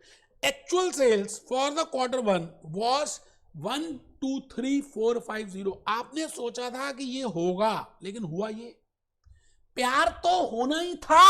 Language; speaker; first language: Hindi; native; Hindi